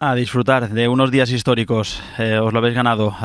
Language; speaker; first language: Spanish; native; Spanish